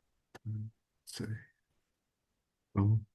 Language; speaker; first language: Chinese; non-native, learner; Indonesian